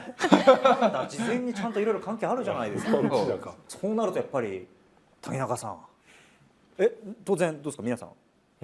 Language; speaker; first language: Japanese; native; Japanese